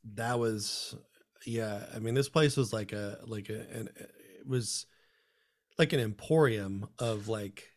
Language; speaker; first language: English; native; English